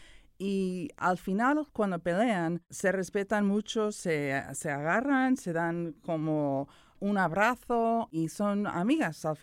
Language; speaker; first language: Spanish; early bilingual, other home language; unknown